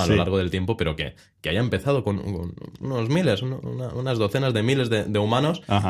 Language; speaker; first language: Spanish; native; Spanish